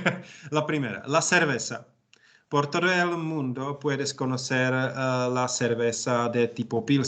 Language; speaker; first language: Spanish; non-native, learner; Czech